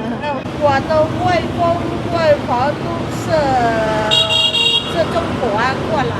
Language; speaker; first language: Chinese; early bilingual, heritage; Chinese